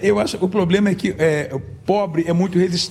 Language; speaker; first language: Portuguese; native; Portuguese